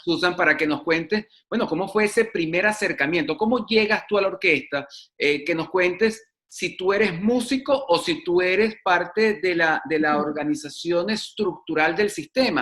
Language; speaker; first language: Spanish; native; Spanish